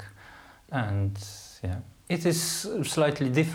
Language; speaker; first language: English; non-native, fluent; Polish